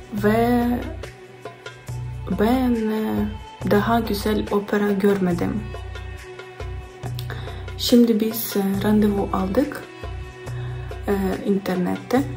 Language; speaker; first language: Turkish; non-native, learner; Ukrainian